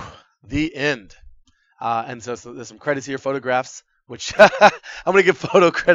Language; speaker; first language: English; native; English